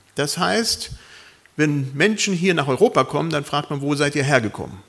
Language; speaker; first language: German; early bilingual, other home language; Spanish